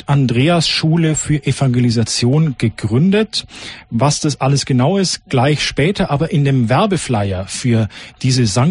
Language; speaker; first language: German; native; German